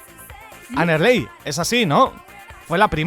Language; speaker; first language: Spanish; native; Spanish